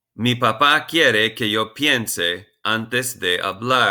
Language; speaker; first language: Spanish; non-native, fluent; English